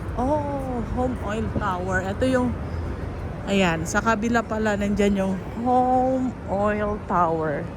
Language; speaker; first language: Filipino; non-native, local second language; Iloko